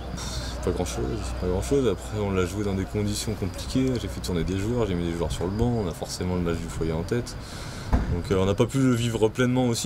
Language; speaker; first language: French; native; French